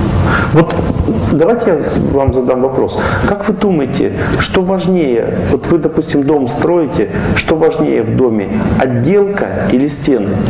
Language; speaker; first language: Russian; native; Russian